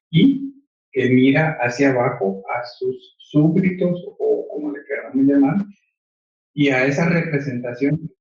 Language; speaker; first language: Spanish; native; Spanish